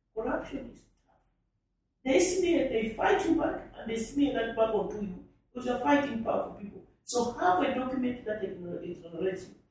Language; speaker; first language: English; non-native, local second language; Nyanja